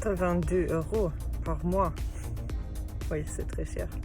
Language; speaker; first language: French; non-native, learner; German